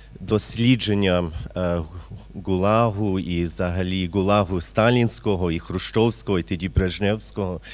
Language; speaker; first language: Ukrainian; early bilingual, heritage; Ukrainian